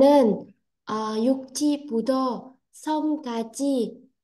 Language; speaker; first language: Korean; non-native, learner; Vietnamese